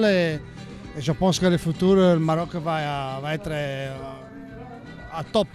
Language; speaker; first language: French; non-native, learner; Italian